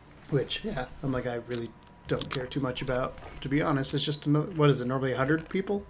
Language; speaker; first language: English; native; English